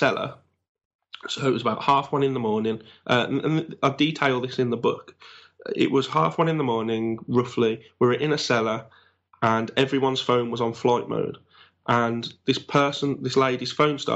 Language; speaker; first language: English; native; English